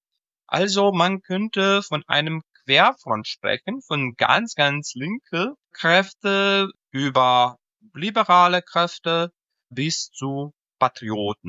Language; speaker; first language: German; non-native, fluent; Serbian